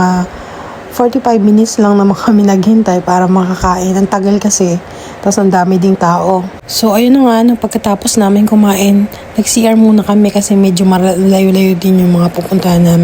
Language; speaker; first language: Filipino; native; Filipino